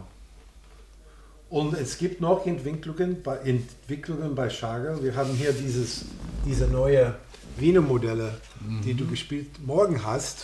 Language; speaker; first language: German; non-native, fluent; English